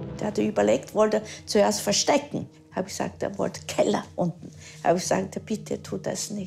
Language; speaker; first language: German; early bilingual, heritage; German